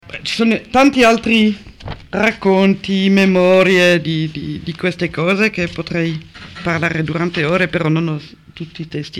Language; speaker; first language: Italian; non-native, fluent; French